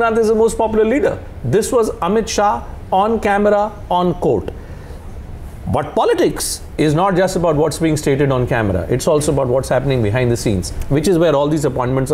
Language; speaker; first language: English; non-native, local second language; Hindi